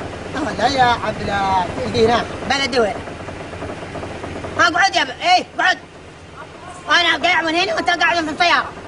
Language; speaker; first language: Arabic; native; Arabic